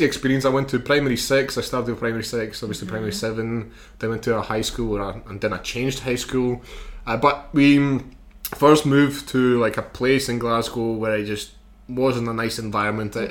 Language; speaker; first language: English; early bilingual, other home language; Slovak